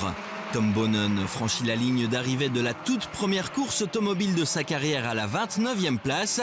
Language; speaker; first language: French; native; French